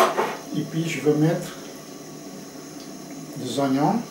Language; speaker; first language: French; non-native, fluent; Portuguese